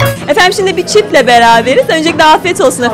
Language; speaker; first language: Turkish; native; Turkish